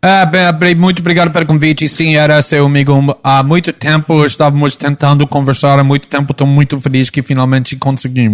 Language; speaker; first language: Portuguese; non-native, fluent; English